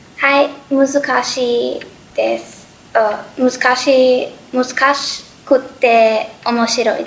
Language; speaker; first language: Japanese; non-native, learner; English